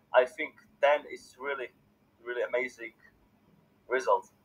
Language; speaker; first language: English; non-native, fluent; Czech